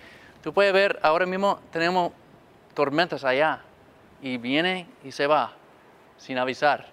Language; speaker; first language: Spanish; non-native, fluent; English